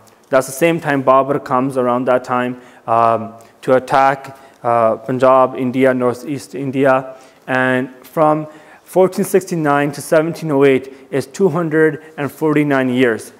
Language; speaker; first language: English; native; English